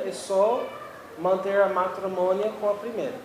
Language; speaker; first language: Portuguese; non-native, fluent; English